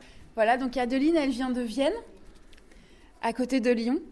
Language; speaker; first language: French; native; French